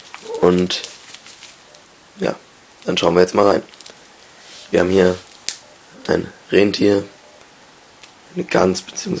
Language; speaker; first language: German; native; German